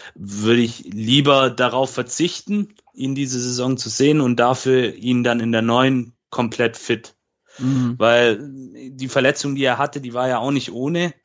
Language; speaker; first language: German; native; German